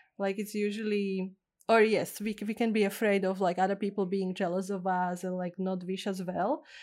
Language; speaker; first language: English; non-native, fluent; Czech